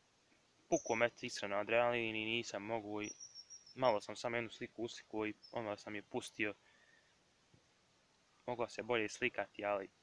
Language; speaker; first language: Serbian; native; Serbian